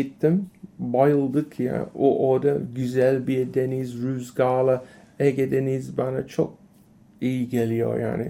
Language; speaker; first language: Turkish; non-native, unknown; English